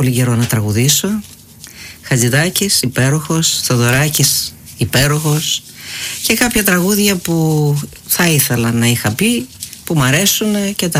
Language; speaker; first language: Greek; non-native, fluent; Uzbek